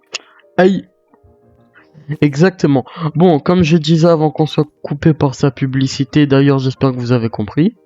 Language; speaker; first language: French; native; French